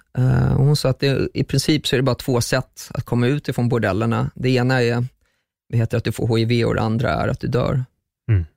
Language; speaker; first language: Swedish; early bilingual, other home language; German